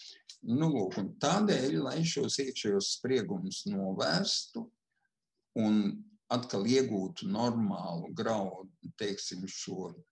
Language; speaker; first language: Latvian; native; Latvian